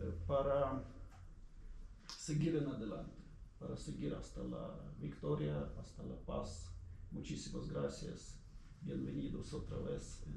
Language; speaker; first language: Spanish; non-native, learner; Ukrainian